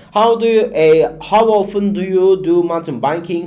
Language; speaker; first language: English; non-native, fluent; Turkish